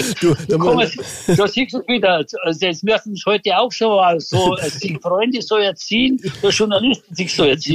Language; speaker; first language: German; native; German